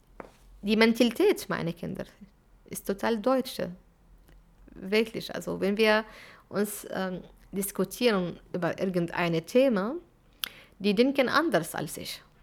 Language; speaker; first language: German; non-native, fluent; Arabic